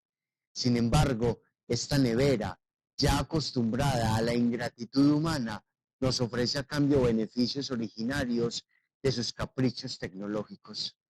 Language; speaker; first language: Spanish; native; Spanish